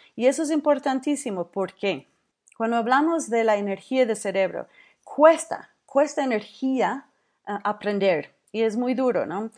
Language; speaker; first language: Spanish; non-native, fluent; English